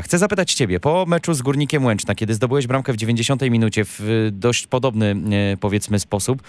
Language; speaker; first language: Polish; native; Polish